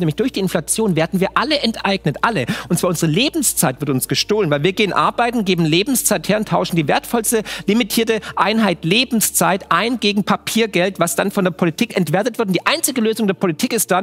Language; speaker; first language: German; native; German